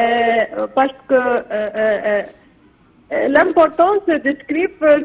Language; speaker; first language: French; non-native, fluent; Arabic